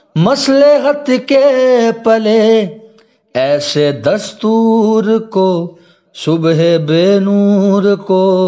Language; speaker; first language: Urdu; non-native, local second language; Punjabi